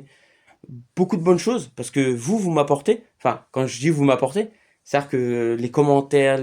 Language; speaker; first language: French; native; French